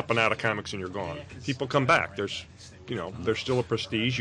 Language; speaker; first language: English; native; English